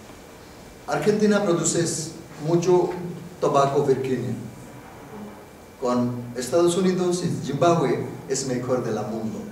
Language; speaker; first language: Spanish; non-native, fluent; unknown